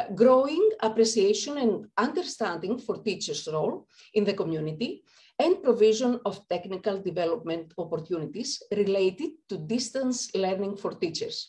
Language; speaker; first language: English; non-native, fluent; Greek